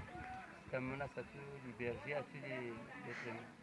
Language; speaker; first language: French; non-native, learner; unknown